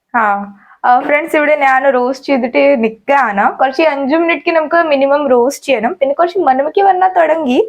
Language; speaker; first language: Malayalam; non-native, fluent; Hindi